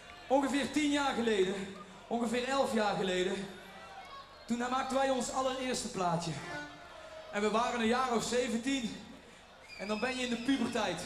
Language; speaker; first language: Dutch; native; Dutch